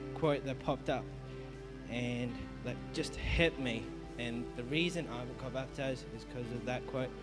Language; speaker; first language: English; native; English